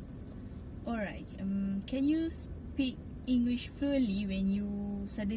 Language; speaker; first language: English; non-native, local second language; Malay